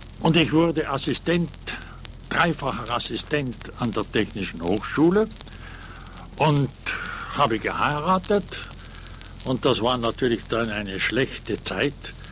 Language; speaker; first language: German; native; German